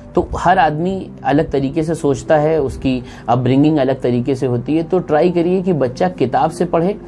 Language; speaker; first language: Hindi; native; Hindi